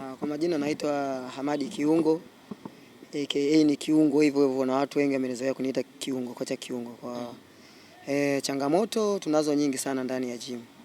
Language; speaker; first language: Swahili; native; Swahili